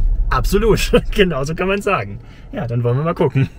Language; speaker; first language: German; native; German